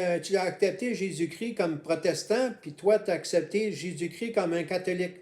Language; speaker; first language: French; native; French